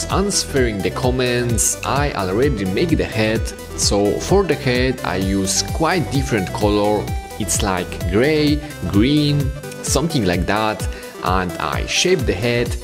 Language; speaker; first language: English; non-native, fluent; Polish